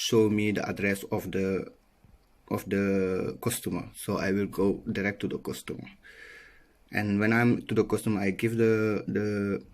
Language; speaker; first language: English; non-native, learner; Wolof